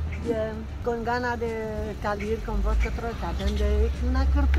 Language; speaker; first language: Spanish; non-native, fluent; Romanian